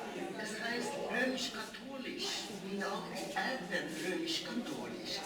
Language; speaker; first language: German; non-native, fluent; Hungarian